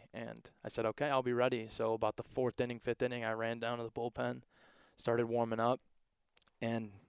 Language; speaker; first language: English; native; English